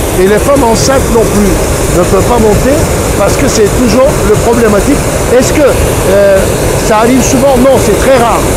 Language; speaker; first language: French; non-native, fluent; Turkish